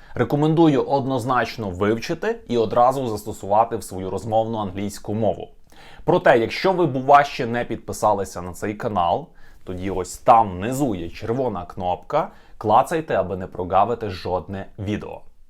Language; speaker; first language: Ukrainian; native; Ukrainian